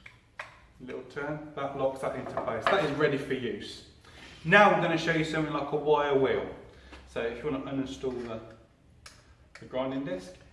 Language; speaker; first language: English; native; English